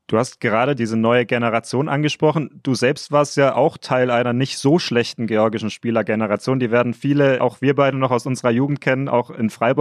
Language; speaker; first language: German; native; German